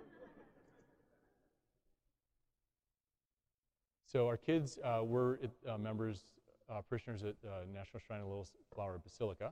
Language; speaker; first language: English; native; English